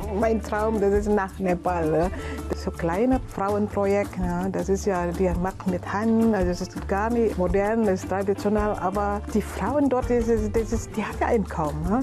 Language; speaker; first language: German; non-native, learner; Indonesian